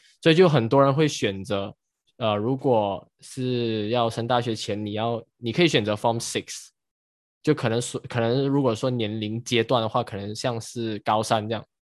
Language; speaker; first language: Chinese; native; Chinese